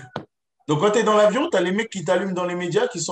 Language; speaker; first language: French; native; French